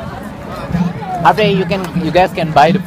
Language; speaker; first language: English; non-native, learner; Indonesian